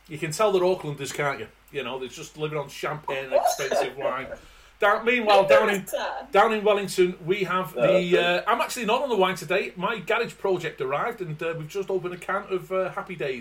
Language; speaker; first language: English; native; English